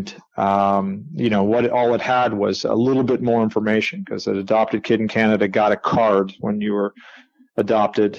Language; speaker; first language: English; native; English